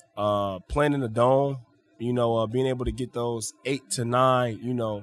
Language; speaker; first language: English; native; English